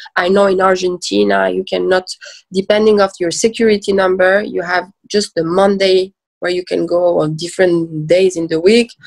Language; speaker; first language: English; early bilingual, other home language; Persian